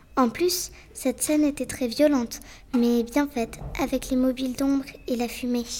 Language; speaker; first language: French; native; French